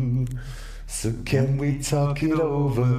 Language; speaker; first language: English; native; English